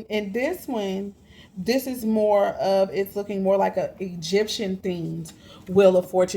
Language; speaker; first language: English; native; English